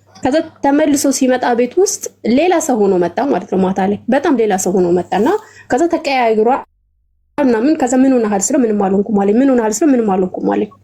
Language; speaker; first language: Amharic; native; Amharic